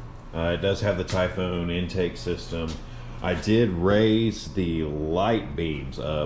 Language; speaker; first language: English; native; English